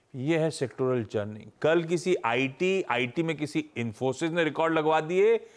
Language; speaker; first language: Hindi; native; Hindi